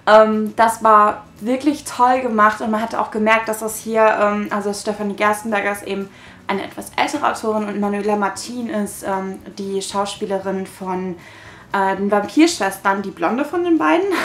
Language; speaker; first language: German; native; German